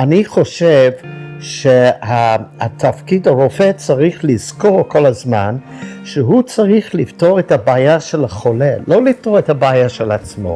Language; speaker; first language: Hebrew; non-native, fluent; English